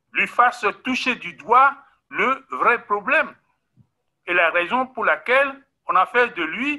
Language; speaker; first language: French; non-native, local second language; Ewe